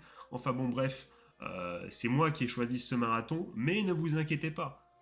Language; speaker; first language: French; native; French